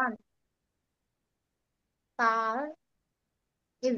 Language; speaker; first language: Arabic; non-native, learner; Indonesian